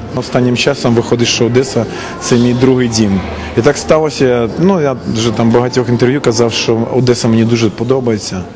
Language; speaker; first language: Ukrainian; native; Ukrainian